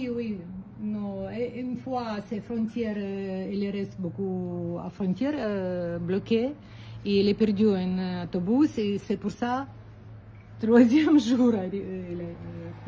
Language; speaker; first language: French; non-native, learner; Ukrainian